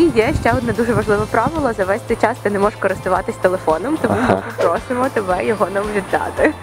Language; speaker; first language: Ukrainian; native; Ukrainian